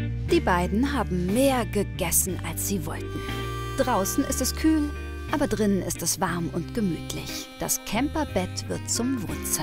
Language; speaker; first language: German; native; German